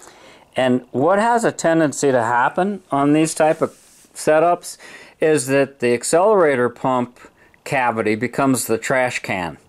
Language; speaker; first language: English; native; English